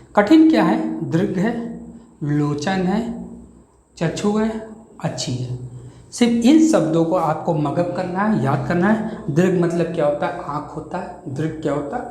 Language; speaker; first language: Hindi; native; Hindi